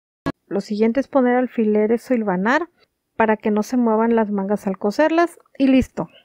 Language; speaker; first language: Spanish; native; Spanish